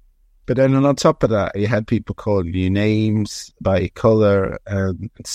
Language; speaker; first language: English; early bilingual, other home language; Jamaican Creole English